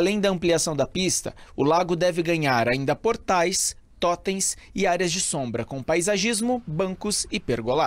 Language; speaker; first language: Portuguese; native; Portuguese